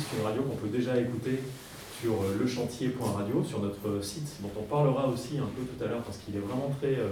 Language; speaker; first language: French; native; French